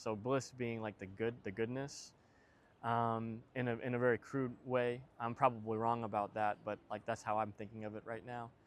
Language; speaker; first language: English; native; English